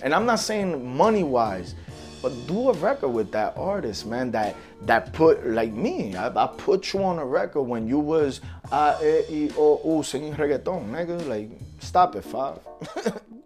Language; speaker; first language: English; early bilingual, other home language; Spanish